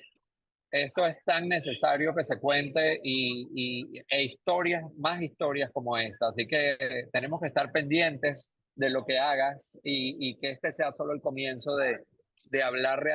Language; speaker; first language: Spanish; native; Spanish